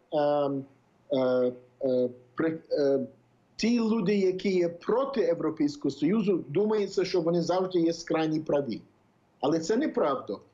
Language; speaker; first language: Ukrainian; early bilingual, heritage; English